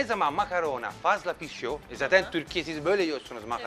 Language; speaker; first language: Turkish; non-native, fluent; Italian